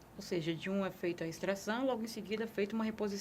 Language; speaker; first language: Portuguese; native; Portuguese